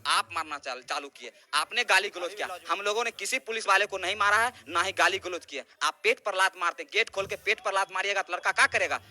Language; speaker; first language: Hindi; native; Hindi